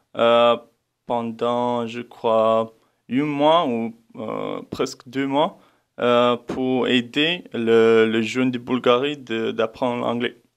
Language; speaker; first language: French; non-native, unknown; Romanian